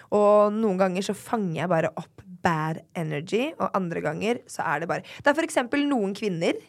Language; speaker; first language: Norwegian; native; Norwegian